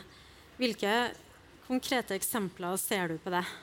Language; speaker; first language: Norwegian; native; Norwegian